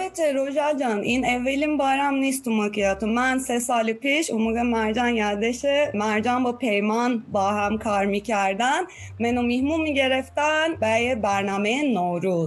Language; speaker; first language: Persian; non-native, fluent; Turkish